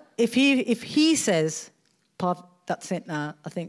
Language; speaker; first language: English; native; English